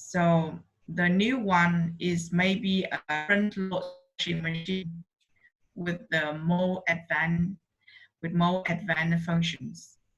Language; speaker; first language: English; non-native, learner; Vietnamese